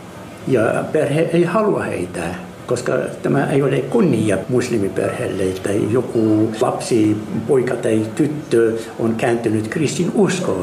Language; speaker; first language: Finnish; non-native, fluent; Arabic